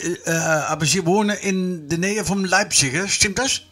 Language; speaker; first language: German; non-native, learner; Dutch